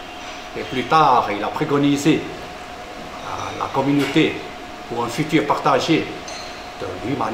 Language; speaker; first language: French; non-native, fluent; Chinese